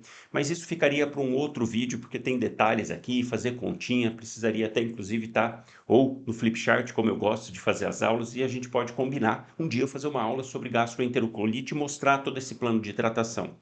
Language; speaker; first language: Portuguese; native; Portuguese